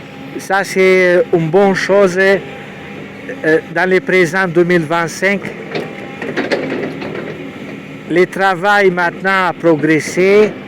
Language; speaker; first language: French; non-native, learner; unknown